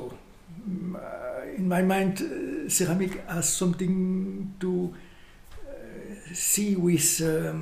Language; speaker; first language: English; non-native, fluent; French